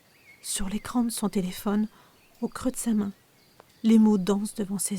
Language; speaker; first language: French; native; French